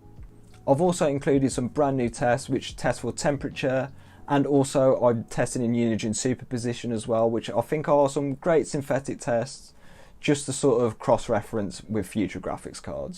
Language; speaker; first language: English; native; English